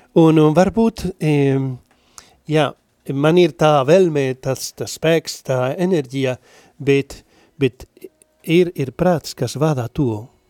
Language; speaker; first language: Latvian; non-native, learner; Spanish